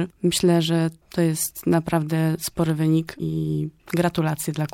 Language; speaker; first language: Polish; native; Polish